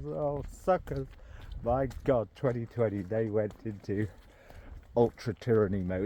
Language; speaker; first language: English; native; English